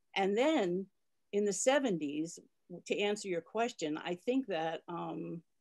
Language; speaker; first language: English; native; English